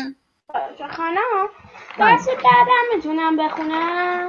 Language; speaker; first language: Persian; native; Persian